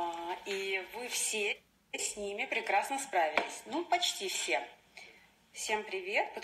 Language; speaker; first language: Russian; native; Russian